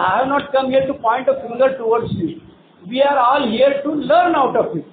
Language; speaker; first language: Hindi; non-native, local second language; Marathi